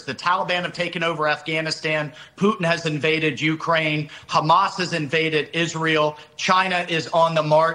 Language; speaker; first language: English; native; English